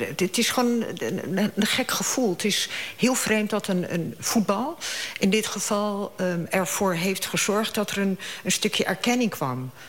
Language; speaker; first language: Dutch; early bilingual, other home language; Arabic